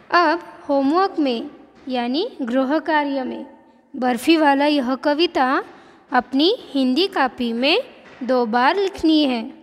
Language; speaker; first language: Hindi; non-native, local second language; Marathi